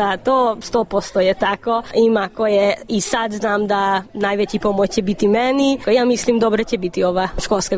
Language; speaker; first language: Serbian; non-native, learner; Hungarian